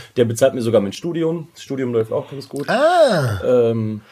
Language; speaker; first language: German; native; German